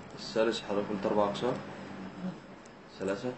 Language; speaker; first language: Arabic; native; Arabic